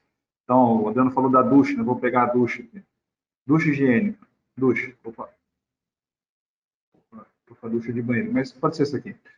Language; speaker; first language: Portuguese; native; Portuguese